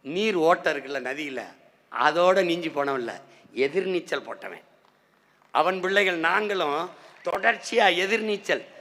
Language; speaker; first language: Tamil; native; Tamil